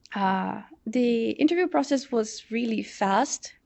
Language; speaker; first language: English; non-native, fluent; Portuguese